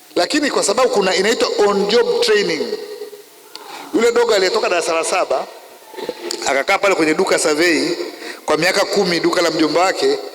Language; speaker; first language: Swahili; native; Swahili